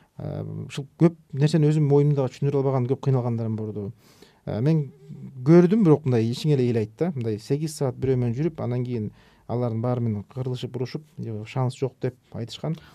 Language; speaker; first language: Kyrgyz; native; Kyrgyz